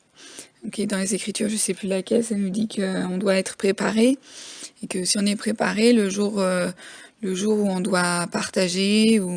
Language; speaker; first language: French; native; French